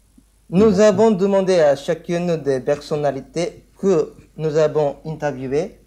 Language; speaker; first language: French; non-native, learner; Japanese